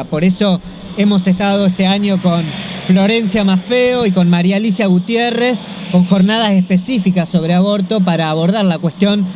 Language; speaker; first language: Spanish; native; Spanish